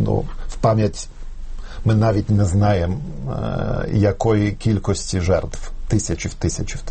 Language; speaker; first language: Ukrainian; non-native, fluent; Polish